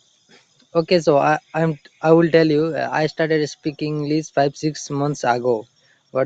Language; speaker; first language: English; non-native, learner; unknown